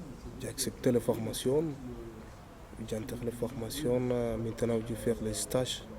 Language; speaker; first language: French; non-native, learner; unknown